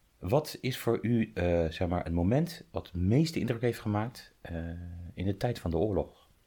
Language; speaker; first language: Dutch; native; Dutch